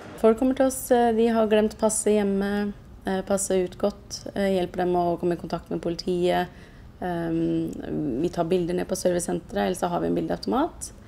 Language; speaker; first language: Norwegian; native; Norwegian